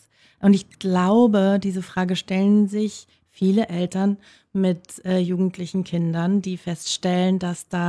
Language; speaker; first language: German; native; German